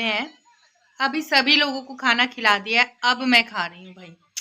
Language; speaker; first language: Hindi; native; Hindi